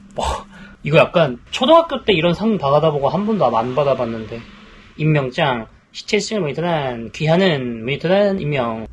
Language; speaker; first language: Korean; early bilingual, heritage; Korean